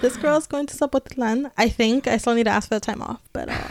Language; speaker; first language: English; early bilingual, other home language; Spanish